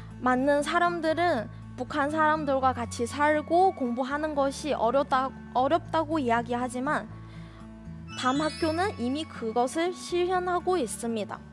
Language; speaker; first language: Korean; non-native, fluent; Chinese